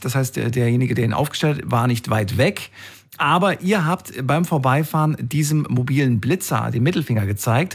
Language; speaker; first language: German; native; German